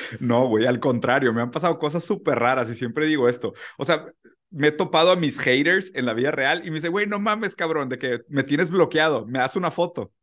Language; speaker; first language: Spanish; early bilingual, other home language; Portuguese